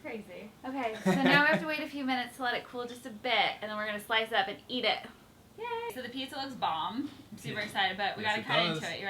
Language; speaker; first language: English; native; English